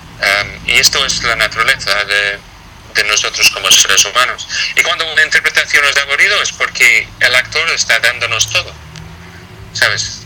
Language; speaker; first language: Spanish; non-native, fluent; English